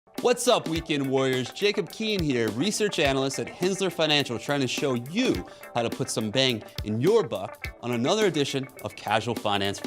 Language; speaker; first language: English; native; English